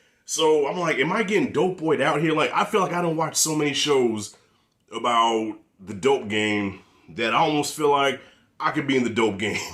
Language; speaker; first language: English; native; English